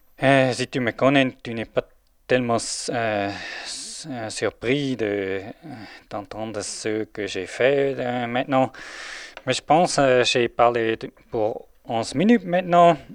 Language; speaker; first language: French; non-native, local second language; German